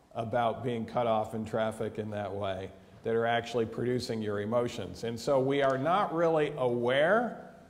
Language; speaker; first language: English; native; English